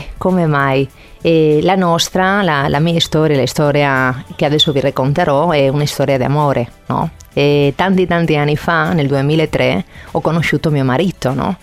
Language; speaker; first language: Italian; non-native, fluent; Spanish